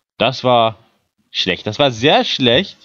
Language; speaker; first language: German; native; German